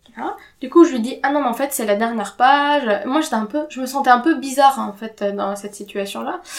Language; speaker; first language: French; non-native, fluent; Arabic